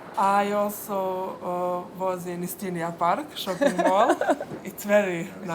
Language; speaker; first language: English; non-native, fluent; Serbian